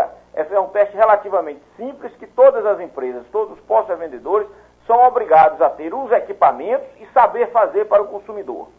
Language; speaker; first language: Portuguese; native; Portuguese